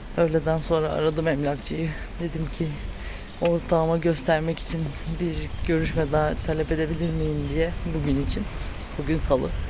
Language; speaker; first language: Turkish; native; Turkish